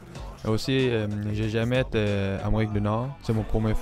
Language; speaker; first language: French; non-native, learner; Norwegian